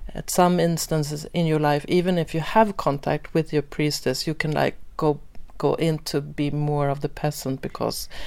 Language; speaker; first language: English; non-native, fluent; Swedish